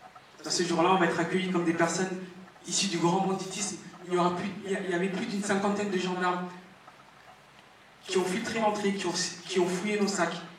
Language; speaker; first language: French; native; French